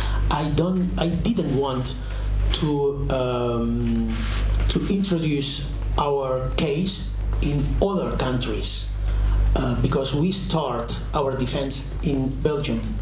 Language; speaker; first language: English; non-native, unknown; Catalan